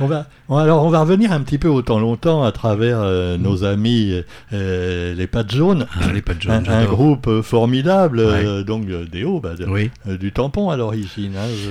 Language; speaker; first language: French; native; French